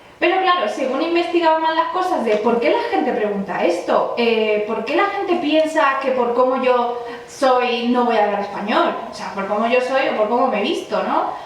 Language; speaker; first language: Spanish; early bilingual, other home language; Chinese